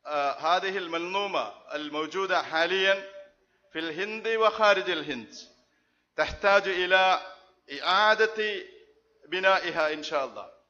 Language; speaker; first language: Arabic; non-native, fluent; Malayalam